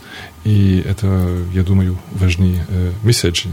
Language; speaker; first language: Russian; non-native, fluent; French